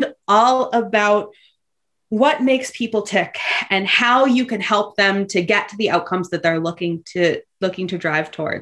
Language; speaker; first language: English; native; English